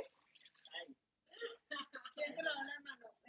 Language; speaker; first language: Spanish; native; Spanish